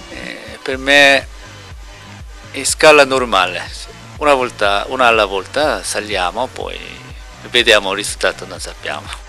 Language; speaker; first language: Italian; non-native, learner; Korean